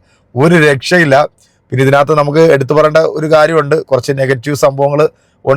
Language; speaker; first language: Malayalam; native; Malayalam